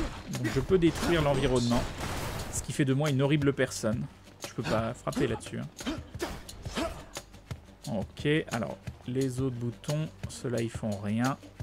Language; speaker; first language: French; native; French